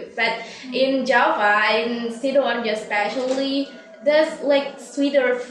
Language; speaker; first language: English; non-native, learner; Indonesian